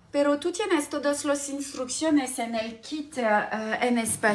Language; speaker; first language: Spanish; non-native, learner; French